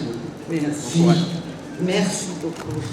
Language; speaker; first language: French; non-native, learner; German